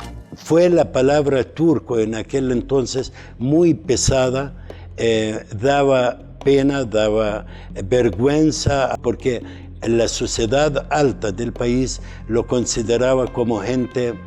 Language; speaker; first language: Spanish; non-native, fluent; Arabic